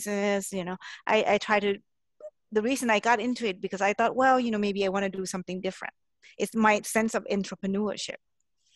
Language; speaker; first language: English; non-native, fluent; Thai